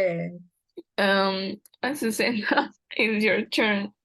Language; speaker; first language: English; non-native, learner; Spanish